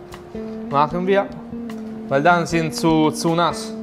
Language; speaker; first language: German; non-native, learner; Italian